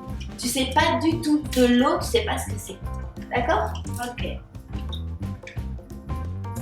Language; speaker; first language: French; native; French